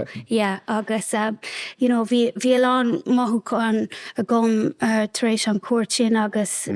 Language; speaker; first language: Irish; non-native, local second language; English